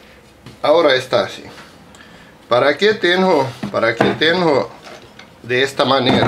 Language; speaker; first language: Spanish; non-native, learner; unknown